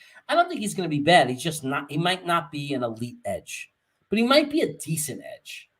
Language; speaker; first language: English; native; English